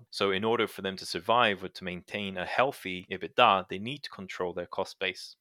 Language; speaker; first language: English; non-native, fluent; Portuguese